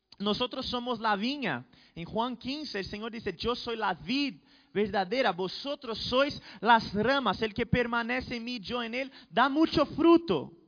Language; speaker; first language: Spanish; non-native, fluent; Portuguese